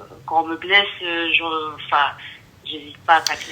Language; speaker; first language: French; early bilingual, other home language; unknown